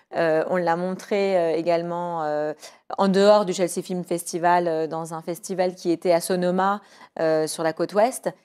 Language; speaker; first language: French; native; French